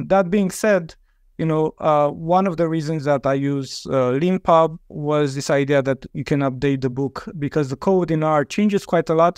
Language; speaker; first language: English; non-native, fluent; Romanian